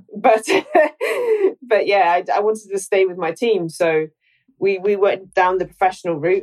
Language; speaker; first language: English; native; English